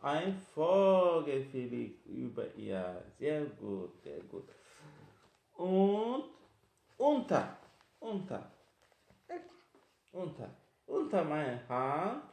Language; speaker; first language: German; non-native, fluent; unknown